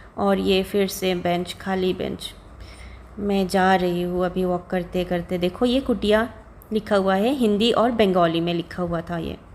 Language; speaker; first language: Hindi; non-native, local second language; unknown